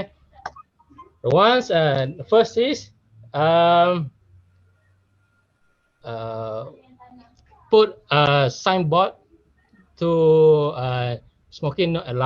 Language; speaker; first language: English; non-native, learner; Malay